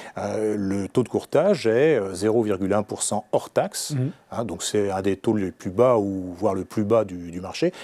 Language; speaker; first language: French; native; French